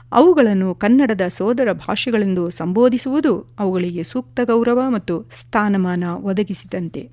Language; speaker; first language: Kannada; non-native, local second language; Kodava